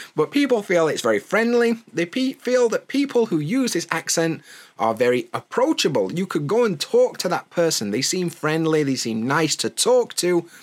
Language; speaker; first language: English; native; English